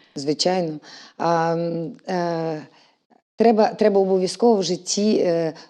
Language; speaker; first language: Ukrainian; native; Ukrainian